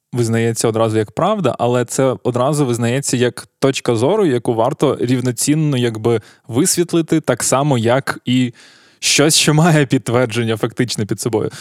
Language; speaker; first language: Ukrainian; native; Ukrainian